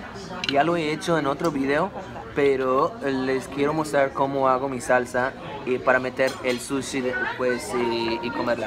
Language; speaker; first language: Spanish; non-native, fluent; English